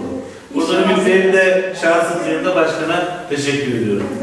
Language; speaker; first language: Turkish; native; Turkish